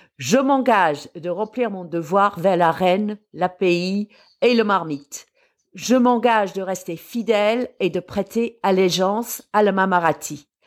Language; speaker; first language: French; non-native, fluent; English